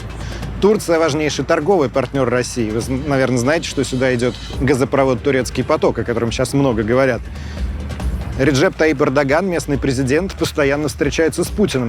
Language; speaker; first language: Russian; native; Russian